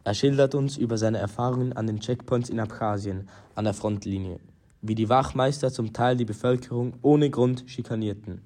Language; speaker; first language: German; native; German